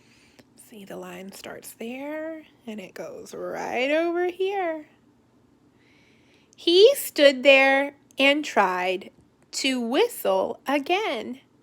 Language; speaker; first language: English; native; English